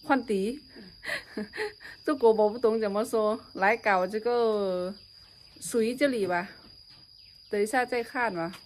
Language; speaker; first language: Chinese; non-native, learner; Lao